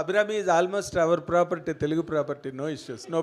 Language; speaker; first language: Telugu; native; Telugu